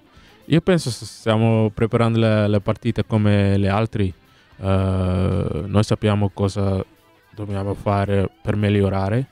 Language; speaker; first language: Italian; non-native, learner; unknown